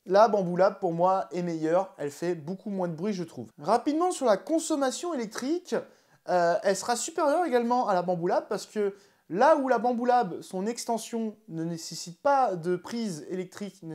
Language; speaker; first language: French; native; French